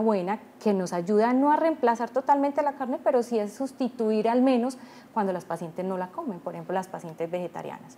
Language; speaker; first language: Spanish; native; Spanish